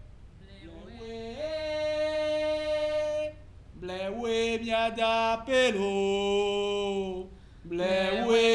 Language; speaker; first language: English; non-native, learner; Ewe